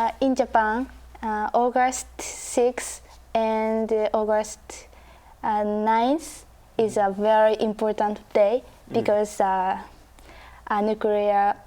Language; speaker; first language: English; non-native, learner; Japanese